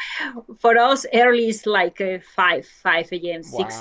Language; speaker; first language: English; non-native, learner; Spanish